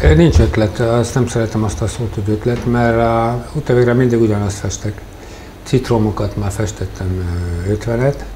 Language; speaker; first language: Hungarian; early bilingual, heritage; Hungarian